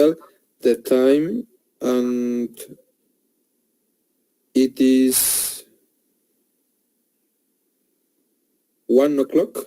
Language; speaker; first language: English; non-native, learner; Spanish